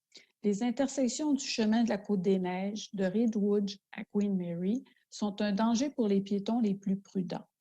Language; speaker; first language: French; native; French